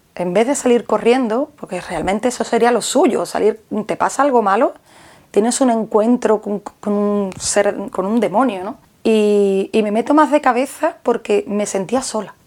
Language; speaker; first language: Spanish; native; Spanish